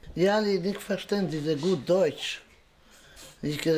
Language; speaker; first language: German; non-native, learner; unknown